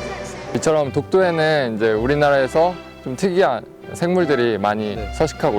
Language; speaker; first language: Korean; native; Korean